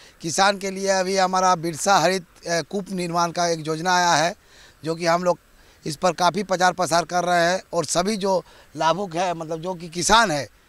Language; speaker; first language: Hindi; native; Hindi